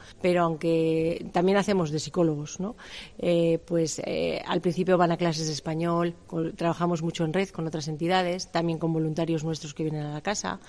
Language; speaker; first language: Spanish; native; Spanish